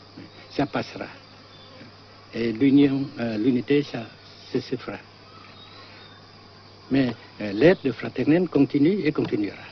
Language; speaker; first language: French; non-native, local second language; Vietnamese